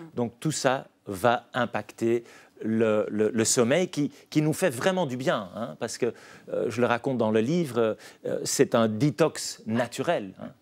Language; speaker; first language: French; native; French